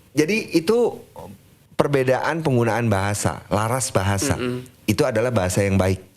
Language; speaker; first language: Indonesian; native; Indonesian